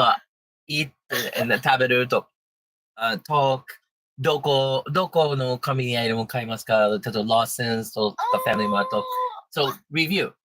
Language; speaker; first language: Japanese; non-native, learner; English